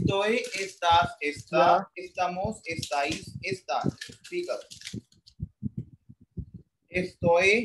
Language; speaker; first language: Spanish; non-native, learner; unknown